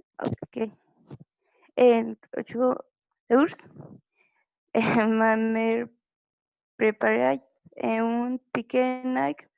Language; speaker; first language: French; non-native, learner; Spanish